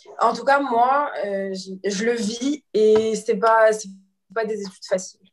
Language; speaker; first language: French; non-native, local second language; Arabic